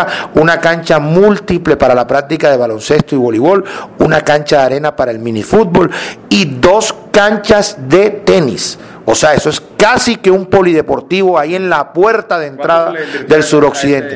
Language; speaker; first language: Spanish; native; Spanish